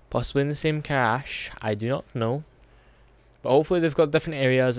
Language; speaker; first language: English; native; English